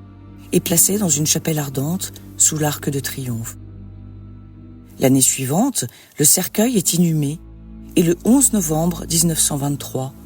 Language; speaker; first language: French; native; French